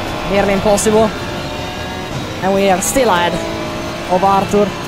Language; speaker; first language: English; non-native, fluent; Italian